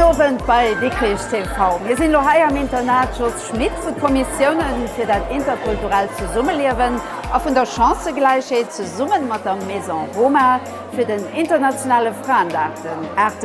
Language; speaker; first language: German; non-native, learner; Luxembourgish